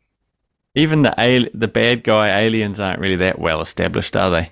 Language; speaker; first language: English; native; English